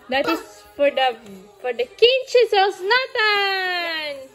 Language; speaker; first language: Dutch; non-native, learner; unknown